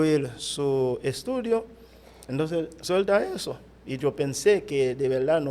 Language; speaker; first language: Spanish; non-native, fluent; Haitian Creole